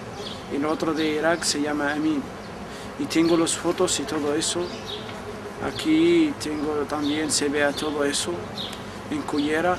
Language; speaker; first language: Spanish; non-native, learner; Arabic